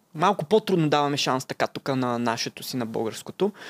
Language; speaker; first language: Bulgarian; non-native, local second language; Turkish